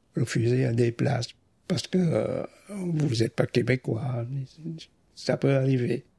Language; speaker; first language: French; non-native, fluent; Vietnamese